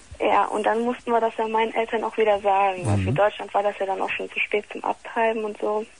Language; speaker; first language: German; early bilingual, other home language; Italian